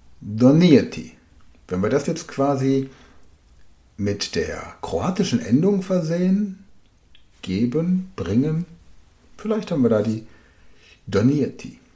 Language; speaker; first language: German; native; German